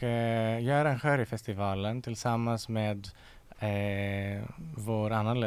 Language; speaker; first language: Swedish; non-native, fluent; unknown